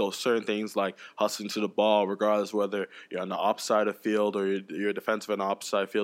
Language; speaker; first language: English; native; English